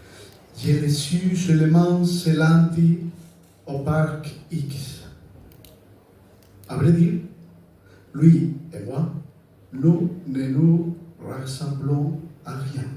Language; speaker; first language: French; non-native, fluent; Spanish